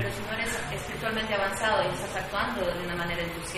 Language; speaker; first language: Spanish; native; Spanish